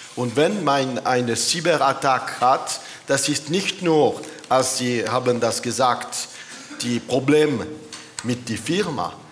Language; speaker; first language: German; non-native, learner; French